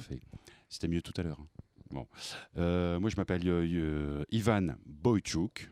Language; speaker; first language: French; native; French